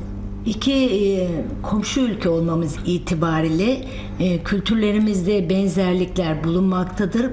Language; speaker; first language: Turkish; native; Turkish